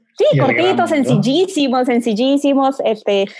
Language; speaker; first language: Spanish; native; Spanish